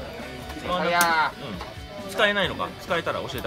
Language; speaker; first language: Japanese; native; Japanese